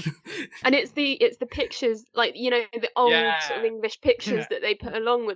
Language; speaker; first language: English; native; English